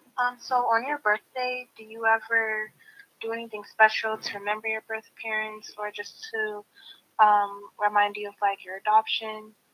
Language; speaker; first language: English; native; English